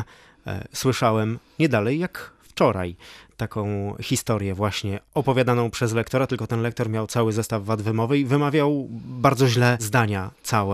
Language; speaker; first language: Polish; native; Polish